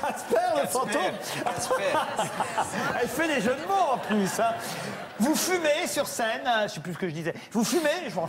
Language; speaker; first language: French; native; French